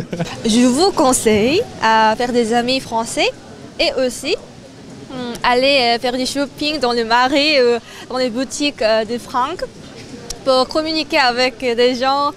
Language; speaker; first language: French; non-native, learner; Korean